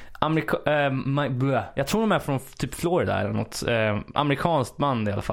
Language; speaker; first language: Swedish; native; Swedish